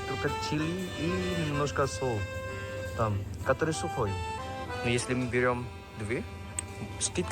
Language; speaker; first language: Russian; non-native, learner; Indonesian